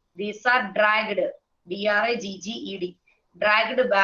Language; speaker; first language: English; non-native, local second language; Malayalam